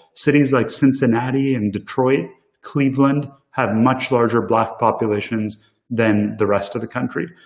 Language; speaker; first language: English; early bilingual, other home language; Tamil